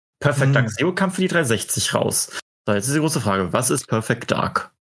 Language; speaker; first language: German; native; German